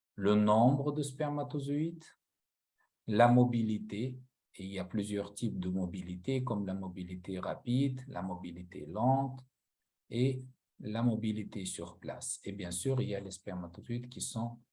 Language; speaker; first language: French; non-native, local second language; Arabic